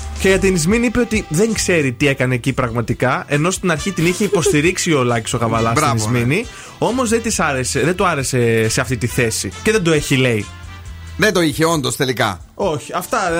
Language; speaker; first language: Greek; native; Greek